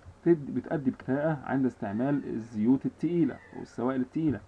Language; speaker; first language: Arabic; native; Arabic